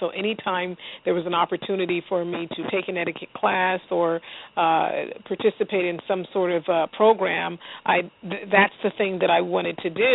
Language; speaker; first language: English; native; English